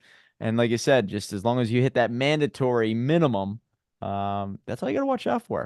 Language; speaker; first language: English; native; English